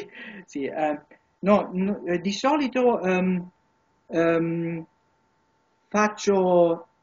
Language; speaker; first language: Italian; non-native, learner; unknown